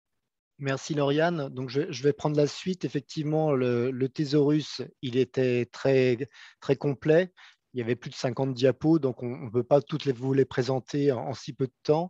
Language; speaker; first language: French; native; French